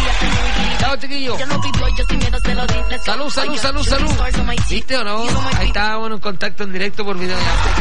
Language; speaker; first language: Spanish; native; Spanish